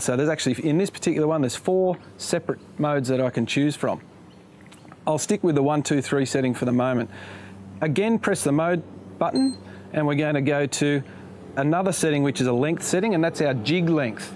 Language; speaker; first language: English; native; English